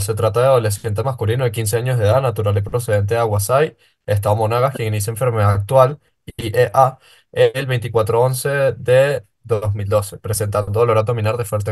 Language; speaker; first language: Spanish; native; Spanish